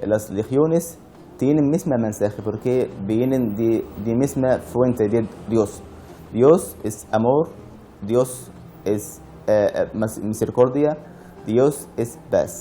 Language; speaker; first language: Spanish; non-native, learner; Arabic